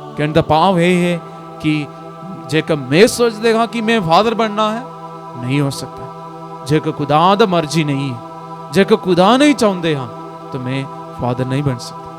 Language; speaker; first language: Punjabi; non-native, fluent; Malayalam